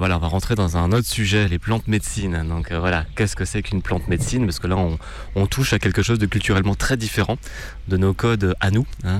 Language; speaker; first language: French; native; French